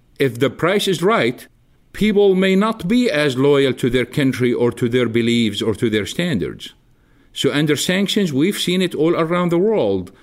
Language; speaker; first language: English; non-native, fluent; Arabic